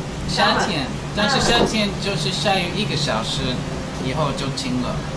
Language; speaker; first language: Chinese; non-native, learner; English